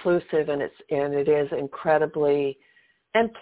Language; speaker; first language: English; native; English